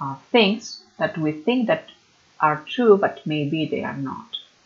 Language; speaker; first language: English; non-native, fluent; Catalan